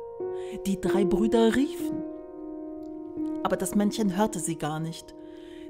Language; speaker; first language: German; native; German